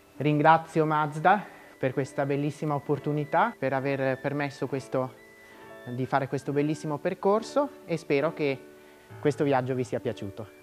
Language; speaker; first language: Italian; native; Italian